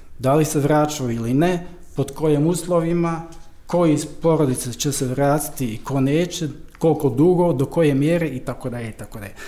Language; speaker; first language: Croatian; non-native, fluent; Dutch